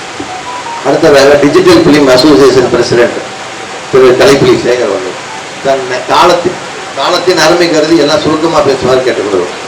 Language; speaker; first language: Tamil; native; Tamil